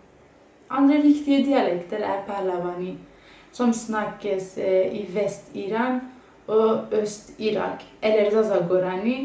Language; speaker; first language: Norwegian; non-native, fluent; Kurdish